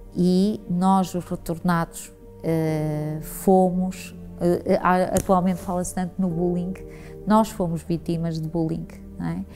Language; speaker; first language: Portuguese; native; Portuguese